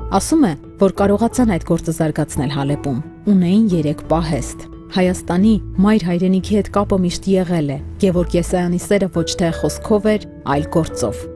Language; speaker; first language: Armenian; native; Armenian